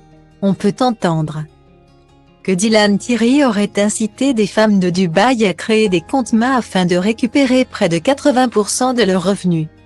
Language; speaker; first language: French; native; French